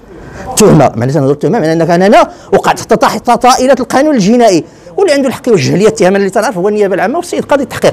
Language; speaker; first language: Arabic; native; Arabic